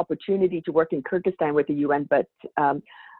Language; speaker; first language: English; native; English